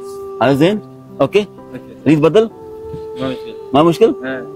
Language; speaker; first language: Arabic; non-native, learner; Oromo